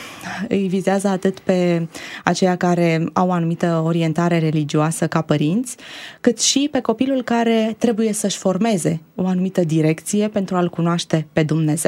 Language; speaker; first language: Romanian; native; Romanian